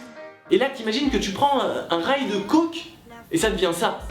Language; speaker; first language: French; native; French